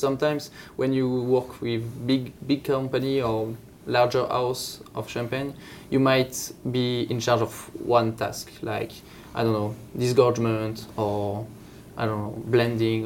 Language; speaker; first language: English; non-native, fluent; French